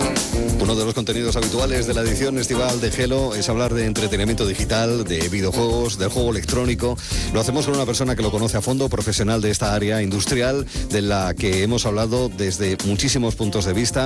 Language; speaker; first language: Spanish; native; Spanish